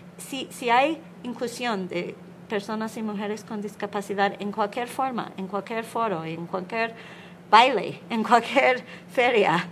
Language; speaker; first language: Spanish; non-native, learner; English